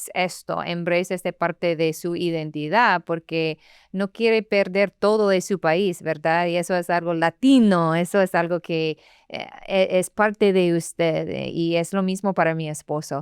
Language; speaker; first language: Spanish; non-native, fluent; English